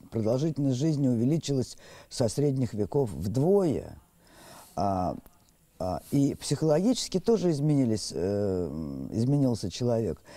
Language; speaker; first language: Russian; native; Russian